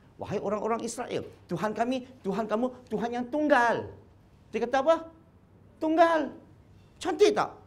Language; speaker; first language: Malay; non-native, local second language; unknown